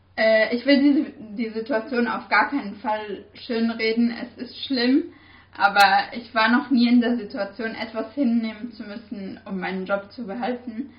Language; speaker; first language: German; non-native, fluent; Arabic